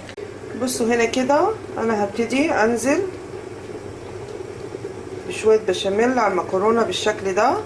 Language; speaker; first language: Arabic; native; Arabic